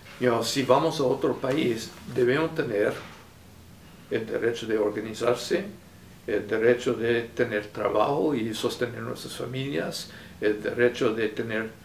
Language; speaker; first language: Spanish; non-native, fluent; English